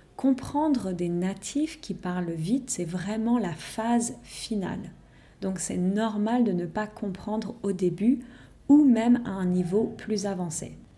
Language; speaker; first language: French; native; French